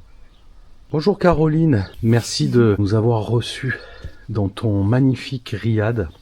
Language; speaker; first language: French; native; French